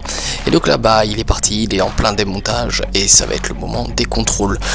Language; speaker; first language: French; native; French